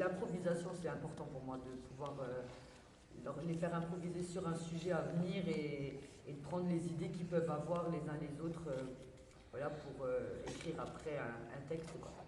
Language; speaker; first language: French; native; French